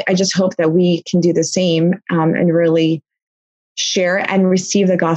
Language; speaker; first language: English; native; English